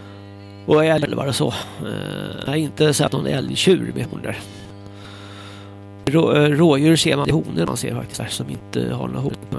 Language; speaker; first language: Swedish; native; Swedish